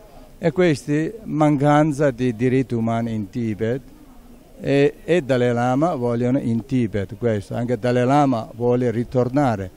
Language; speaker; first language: Italian; non-native, learner; Tibetan